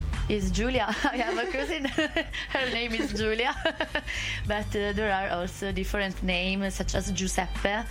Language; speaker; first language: English; non-native, learner; Italian